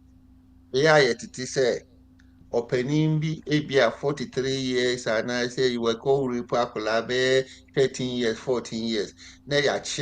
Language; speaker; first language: English; non-native, local second language; Akan